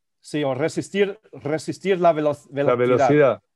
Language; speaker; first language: Spanish; non-native, fluent; German